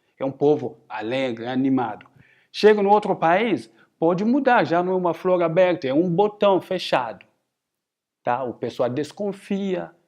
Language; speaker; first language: Portuguese; non-native, fluent; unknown